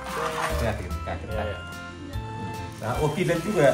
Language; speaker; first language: Indonesian; native; Indonesian